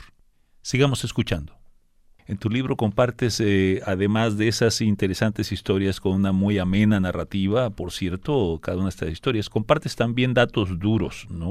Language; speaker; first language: Spanish; native; Spanish